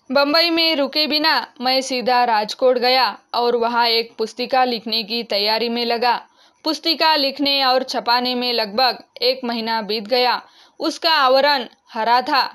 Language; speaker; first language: Hindi; non-native, local second language; Marathi